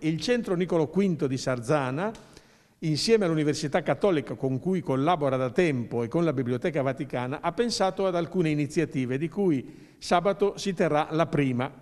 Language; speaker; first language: Italian; native; Italian